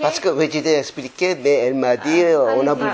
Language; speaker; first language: French; non-native, learner; Korean